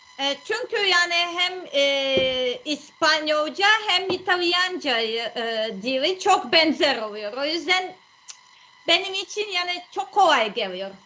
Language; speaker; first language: Turkish; non-native, learner; Serbian